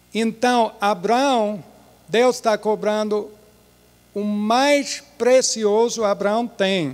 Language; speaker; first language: Portuguese; non-native, fluent; English